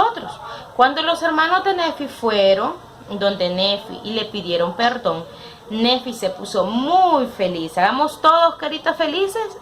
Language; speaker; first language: Spanish; native; Spanish